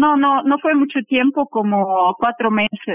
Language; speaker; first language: Spanish; non-native, fluent; Russian